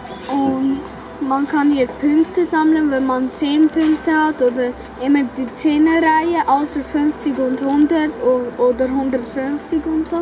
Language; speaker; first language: German; early bilingual, other home language; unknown